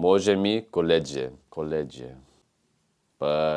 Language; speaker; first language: Polish; non-native, learner; English